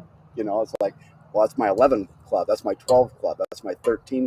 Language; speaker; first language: English; native; English